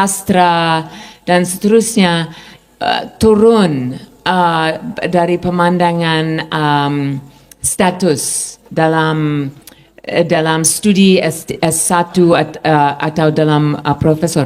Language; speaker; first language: Indonesian; non-native, fluent; English